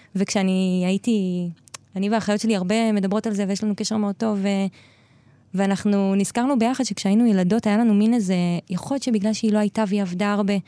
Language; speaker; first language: Hebrew; native; Hebrew